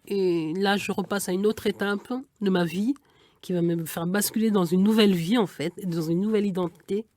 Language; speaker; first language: French; early bilingual, other home language; Igbo